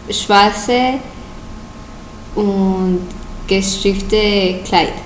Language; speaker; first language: German; non-native, learner; Spanish